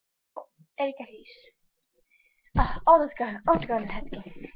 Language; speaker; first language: Finnish; native; Finnish